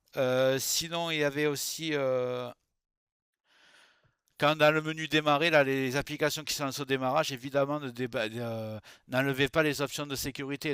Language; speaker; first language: French; native; French